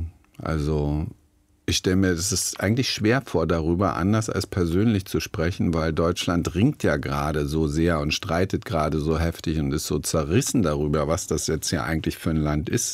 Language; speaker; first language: German; native; German